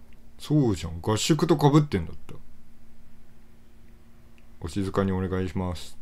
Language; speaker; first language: Japanese; native; Japanese